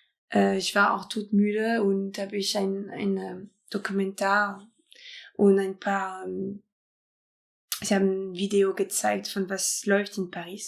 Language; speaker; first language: German; non-native, fluent; French